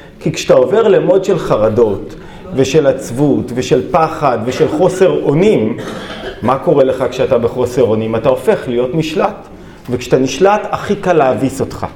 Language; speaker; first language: Hebrew; native; Hebrew